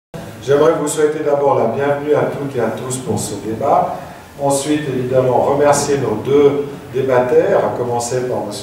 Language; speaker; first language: French; native; French